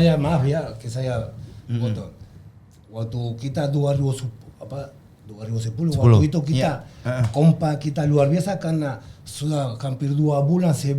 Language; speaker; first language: Indonesian; non-native, learner; Spanish